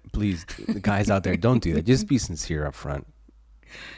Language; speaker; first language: English; early bilingual, other home language; Spanish